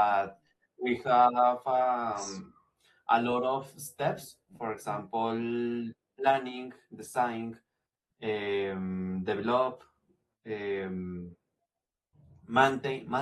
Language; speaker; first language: English; non-native, learner; Spanish